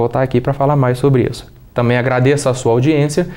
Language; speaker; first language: Portuguese; native; Portuguese